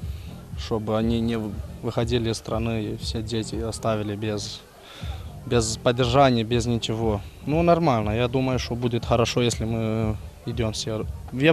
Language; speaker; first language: Russian; non-native, learner; Romanian